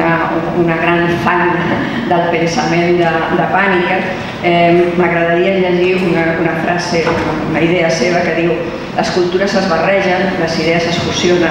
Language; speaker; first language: Catalan; non-native, local second language; Spanish